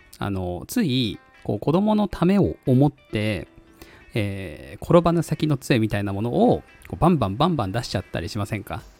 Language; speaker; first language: Japanese; native; Japanese